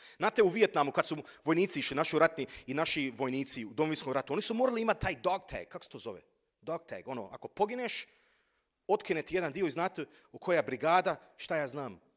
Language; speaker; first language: Croatian; early bilingual, heritage; Croatian